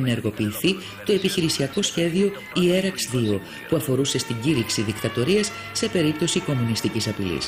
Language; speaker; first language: Greek; native; Greek